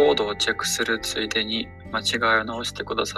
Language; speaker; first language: Japanese; non-native, learner; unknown